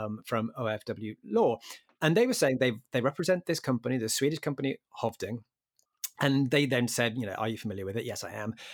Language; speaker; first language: English; native; English